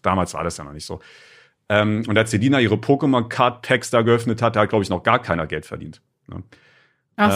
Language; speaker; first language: German; native; German